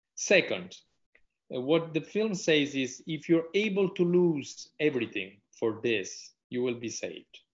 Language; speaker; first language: English; non-native, fluent; Italian